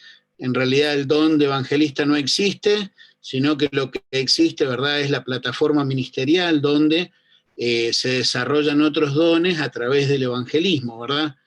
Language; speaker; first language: Spanish; native; Spanish